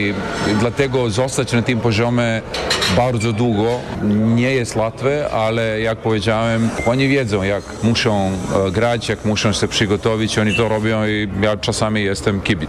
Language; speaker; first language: Polish; non-native, fluent; Serbian